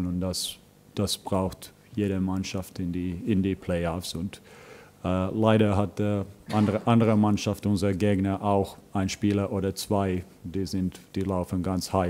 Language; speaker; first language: German; non-native, fluent; Finnish